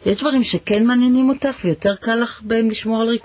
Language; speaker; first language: Hebrew; native; Hebrew